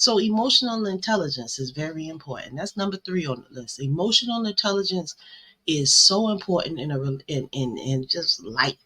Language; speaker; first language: English; native; English